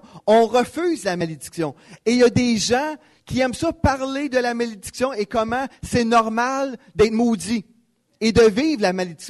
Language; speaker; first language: French; native; French